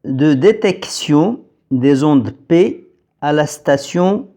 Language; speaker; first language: French; non-native, local second language; Arabic